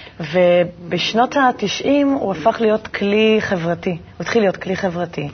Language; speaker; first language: Hebrew; native; Hebrew